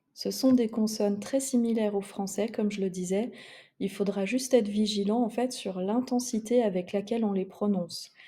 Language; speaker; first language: French; native; French